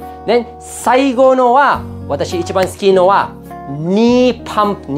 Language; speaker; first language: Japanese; non-native, fluent; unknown